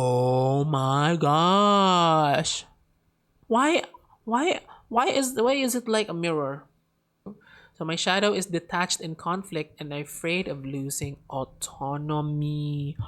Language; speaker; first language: English; non-native, local second language; Filipino